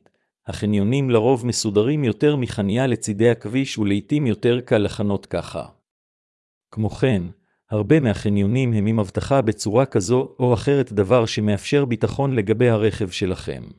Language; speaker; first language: Hebrew; native; Hebrew